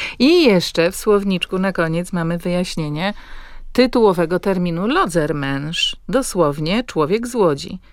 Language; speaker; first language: Polish; native; Polish